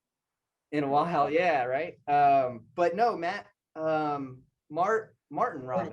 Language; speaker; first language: English; native; English